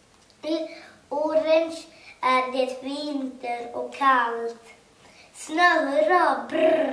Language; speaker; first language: Swedish; early bilingual, other home language; Kurdish